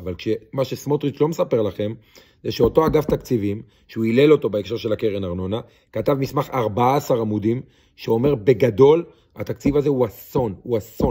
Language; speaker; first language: Hebrew; native; Hebrew